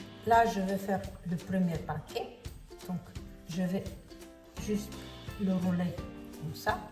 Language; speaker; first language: French; non-native, fluent; Romanian